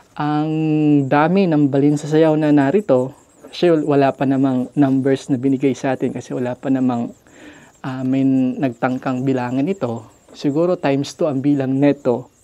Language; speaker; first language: Filipino; non-native, local second language; Masbatenyo